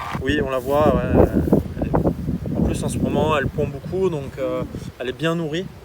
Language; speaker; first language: French; native; French